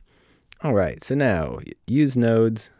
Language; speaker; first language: English; native; English